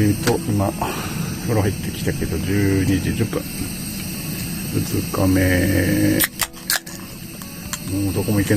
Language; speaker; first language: Japanese; native; Japanese